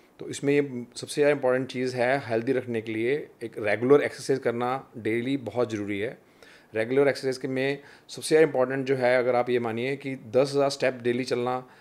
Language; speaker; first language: Hindi; non-native, local second language; Punjabi